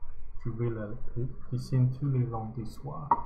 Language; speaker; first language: French; non-native, learner; English